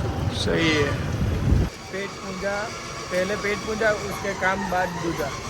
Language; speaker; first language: Hindi; non-native, local second language; Gujarati